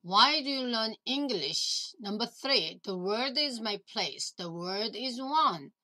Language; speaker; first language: English; non-native, learner; Korean